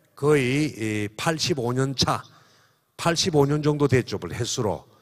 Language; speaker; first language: Korean; native; Korean